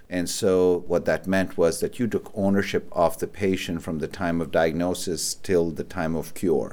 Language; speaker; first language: English; non-native, local second language; Urdu